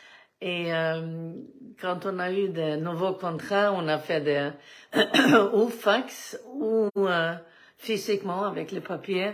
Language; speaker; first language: French; non-native, fluent; Swedish